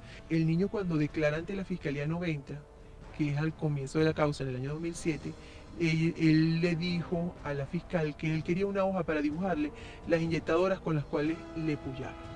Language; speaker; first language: Spanish; native; Spanish